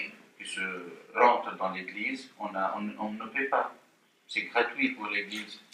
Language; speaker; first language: French; non-native, fluent; Arabic